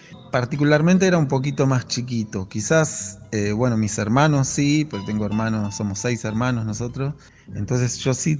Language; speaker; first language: Spanish; native; Spanish